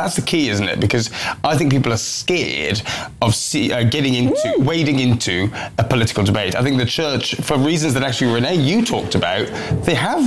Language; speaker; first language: English; native; English